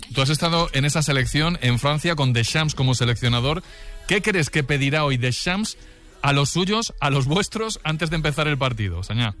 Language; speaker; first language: Spanish; native; Spanish